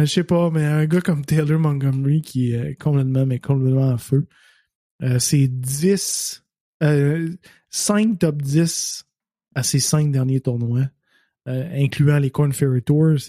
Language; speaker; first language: French; native; French